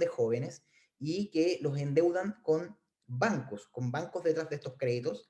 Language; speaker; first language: Spanish; native; Spanish